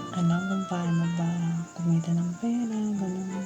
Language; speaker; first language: Filipino; non-native, local second language; Hiligaynon